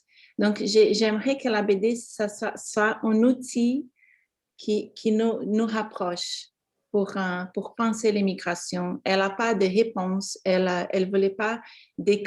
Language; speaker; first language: French; non-native, fluent; Portuguese